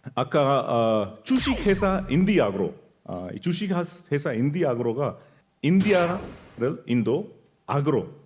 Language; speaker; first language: Korean; non-native, fluent; Hindi